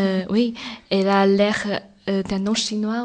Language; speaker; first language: French; non-native, learner; Chinese